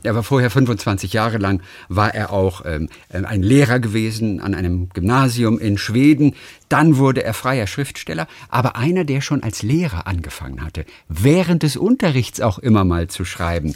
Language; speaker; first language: German; native; German